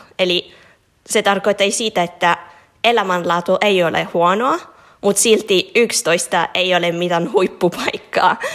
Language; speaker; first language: Finnish; non-native, fluent; Italian